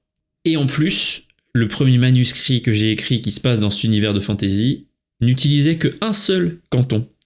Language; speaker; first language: French; native; French